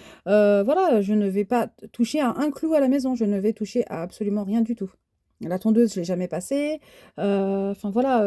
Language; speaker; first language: French; native; French